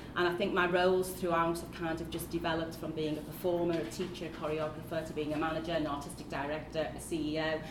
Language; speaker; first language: English; native; English